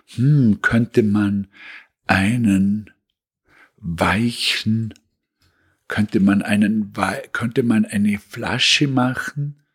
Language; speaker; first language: German; native; German